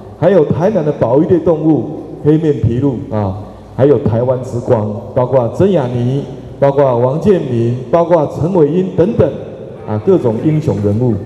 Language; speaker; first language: Chinese; native; Chinese